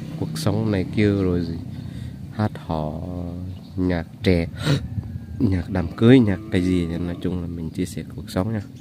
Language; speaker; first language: Vietnamese; non-native, local second language; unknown